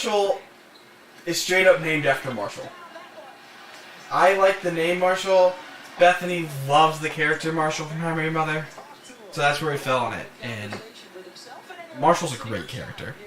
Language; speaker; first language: English; native; English